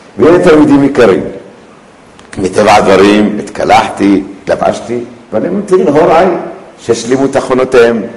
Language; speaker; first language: Hebrew; early bilingual, other home language; Arabic